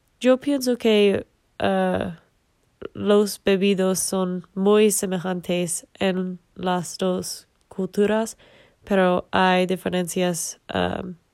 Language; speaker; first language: Spanish; non-native, learner; English